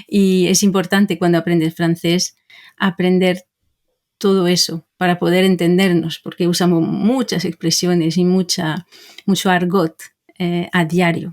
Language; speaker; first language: Spanish; non-native, fluent; French